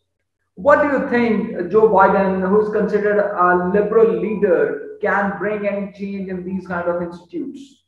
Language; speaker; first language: English; non-native, local second language; Urdu